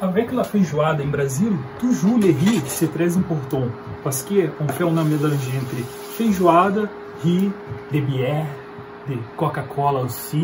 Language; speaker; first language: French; non-native, learner; Portuguese